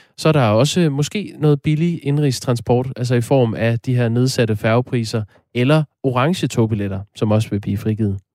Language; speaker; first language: Danish; native; Danish